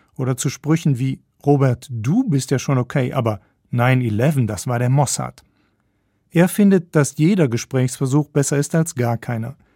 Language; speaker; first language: German; native; German